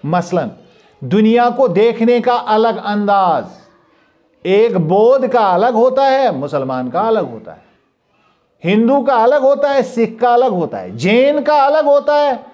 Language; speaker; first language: Urdu; non-native, local second language; Kashmiri